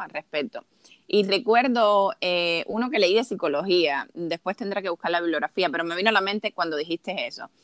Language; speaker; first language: Spanish; native; Spanish